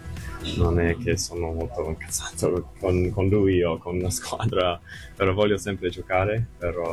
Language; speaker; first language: Italian; non-native, fluent; English